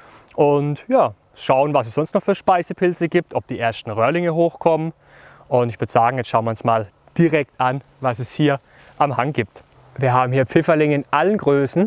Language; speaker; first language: German; native; German